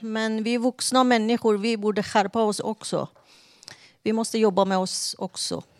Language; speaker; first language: Swedish; non-native, fluent; Persian